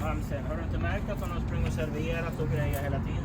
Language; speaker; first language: Swedish; native; Swedish